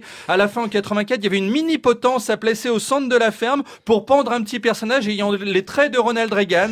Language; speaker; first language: French; native; French